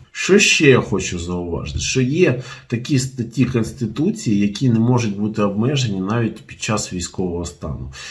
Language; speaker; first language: Ukrainian; non-native, local second language; Russian